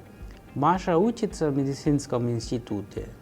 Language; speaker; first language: Russian; non-native, fluent; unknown